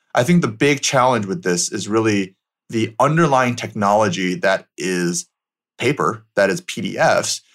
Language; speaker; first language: English; native; English